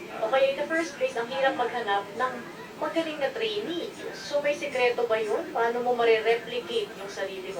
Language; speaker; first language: Filipino; native; Filipino